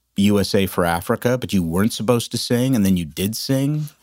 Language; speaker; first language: English; native; English